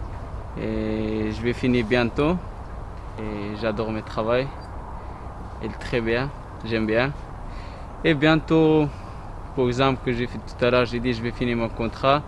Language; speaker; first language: French; non-native, learner; Pashto